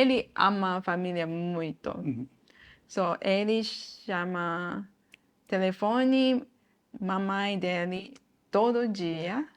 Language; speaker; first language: Portuguese; non-native, learner; Japanese